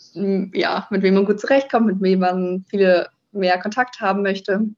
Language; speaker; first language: German; native; German